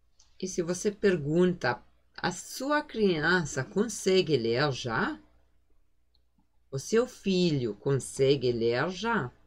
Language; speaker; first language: Portuguese; non-native, fluent; German